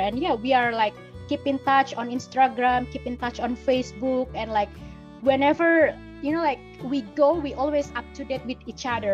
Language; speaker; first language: English; non-native, fluent; Indonesian